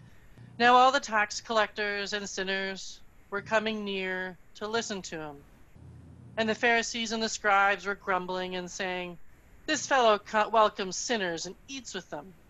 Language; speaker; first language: English; native; English